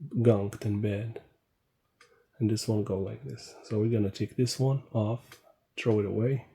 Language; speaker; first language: English; non-native, fluent; Arabic